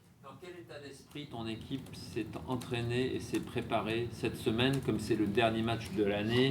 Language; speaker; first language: French; native; French